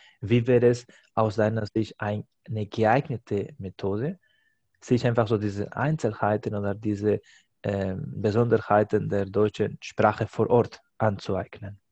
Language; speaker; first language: German; non-native, fluent; Spanish